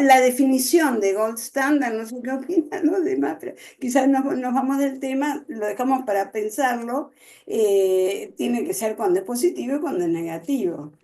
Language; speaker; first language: Spanish; native; Spanish